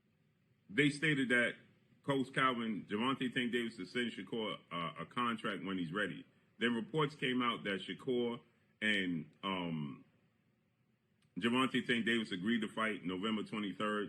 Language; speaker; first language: English; native; English